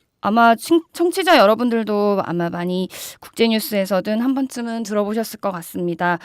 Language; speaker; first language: Korean; native; Korean